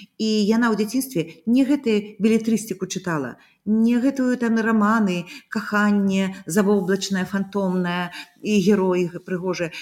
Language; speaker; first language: Belarusian; native; Belarusian